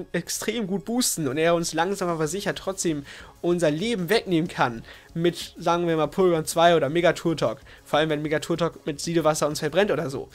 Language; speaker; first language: German; native; German